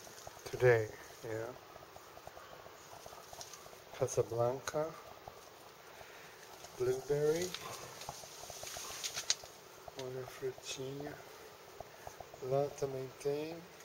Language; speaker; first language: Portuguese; non-native, learner; English